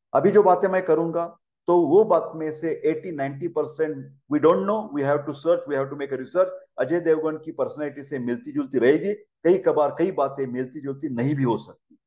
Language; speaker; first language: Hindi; non-native, local second language; Marathi